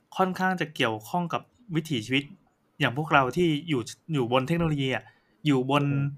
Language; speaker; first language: Thai; native; Thai